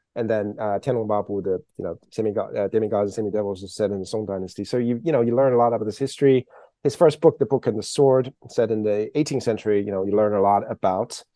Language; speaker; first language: English; early bilingual, other home language; Chinese